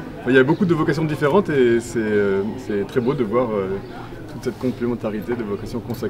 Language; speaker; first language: French; native; French